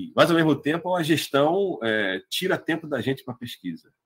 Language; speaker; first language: Portuguese; native; Portuguese